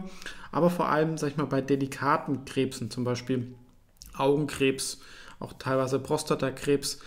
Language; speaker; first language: German; native; German